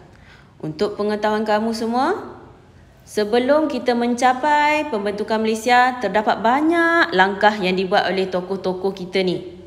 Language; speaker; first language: Malay; native; Malay